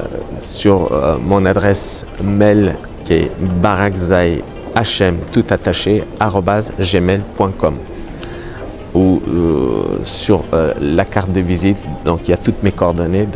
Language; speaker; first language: French; non-native, fluent; Persian